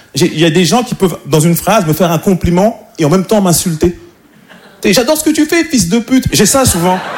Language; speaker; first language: French; native; French